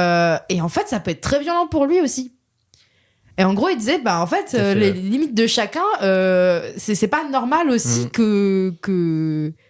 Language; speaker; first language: French; native; French